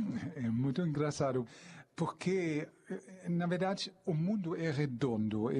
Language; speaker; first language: Portuguese; non-native, fluent; German